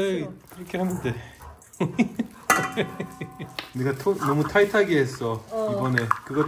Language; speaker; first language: Korean; non-native, learner; French